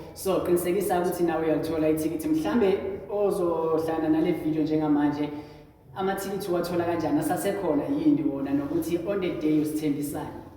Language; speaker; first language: Zulu; non-native, local second language; Southern Sotho